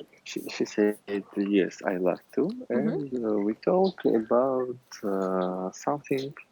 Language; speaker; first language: English; non-native, learner; Russian